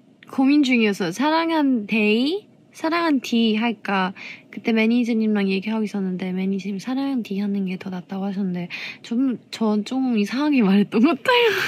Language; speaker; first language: Korean; non-native, fluent; Vietnamese